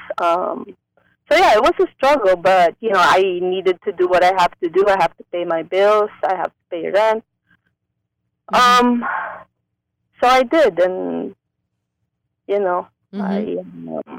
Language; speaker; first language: English; non-native, local second language; Filipino